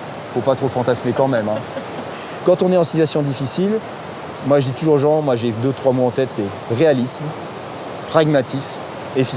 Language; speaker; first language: French; native; French